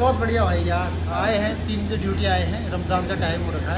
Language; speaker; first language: Hindi; native; Hindi